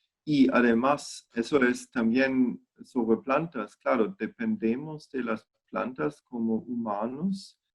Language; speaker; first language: Spanish; non-native, fluent; German